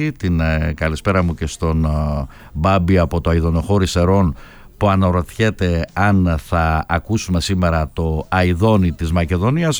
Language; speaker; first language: Greek; native; Greek